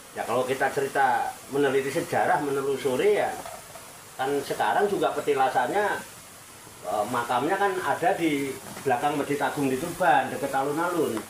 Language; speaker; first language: Indonesian; non-native, local second language; Javanese